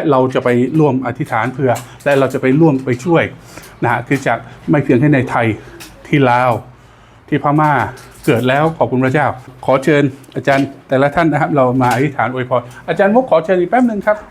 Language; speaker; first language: Thai; native; Thai